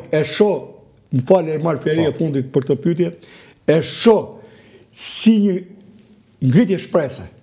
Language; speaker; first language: Albanian; native; Albanian